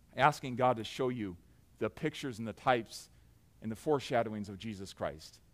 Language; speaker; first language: English; native; English